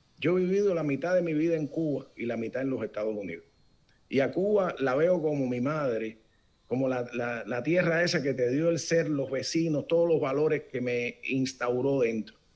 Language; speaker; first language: Spanish; native; Spanish